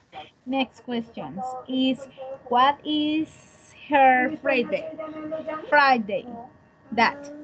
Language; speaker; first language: English; non-native, learner; Spanish